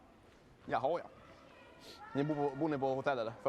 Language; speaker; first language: Swedish; native; Swedish